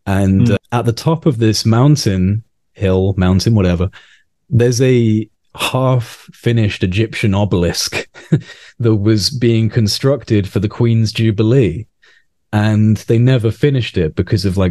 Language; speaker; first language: English; native; English